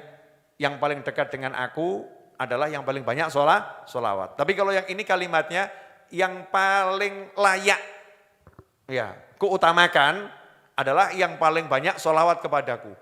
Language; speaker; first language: Indonesian; native; Indonesian